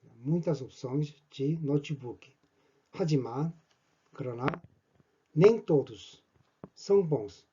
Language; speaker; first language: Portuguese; non-native, fluent; Korean